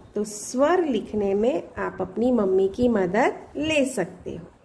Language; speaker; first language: Hindi; non-native, local second language; Gujarati